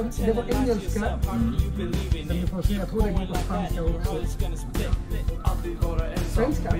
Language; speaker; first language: Swedish; non-native, fluent; French